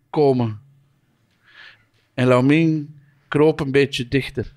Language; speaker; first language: Dutch; native; Dutch